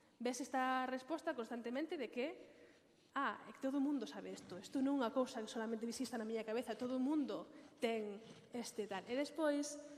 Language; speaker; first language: Galician; non-native, local second language; Spanish